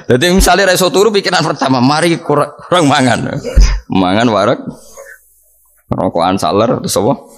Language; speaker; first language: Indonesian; non-native, local second language; Javanese